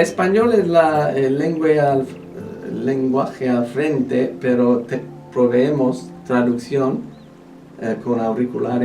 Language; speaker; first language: Spanish; non-native, fluent; English